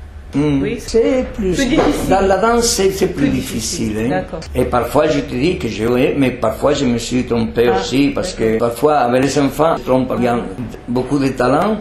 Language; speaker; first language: French; non-native, fluent; Spanish